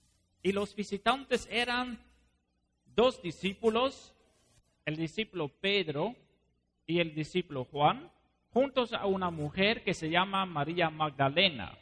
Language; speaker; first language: Spanish; non-native, fluent; Dutch